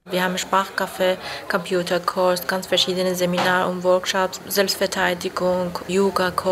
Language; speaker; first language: German; non-native, fluent; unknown